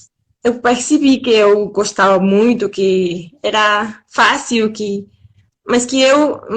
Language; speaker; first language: Portuguese; non-native, fluent; Spanish